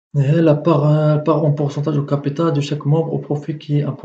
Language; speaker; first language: French; non-native, local second language; Arabic